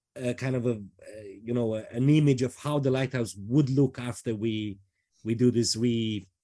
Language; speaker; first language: English; non-native, fluent; Romanian